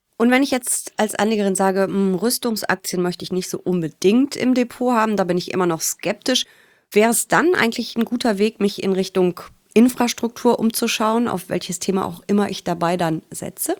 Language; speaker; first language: German; native; German